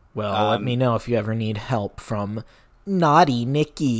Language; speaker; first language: English; native; English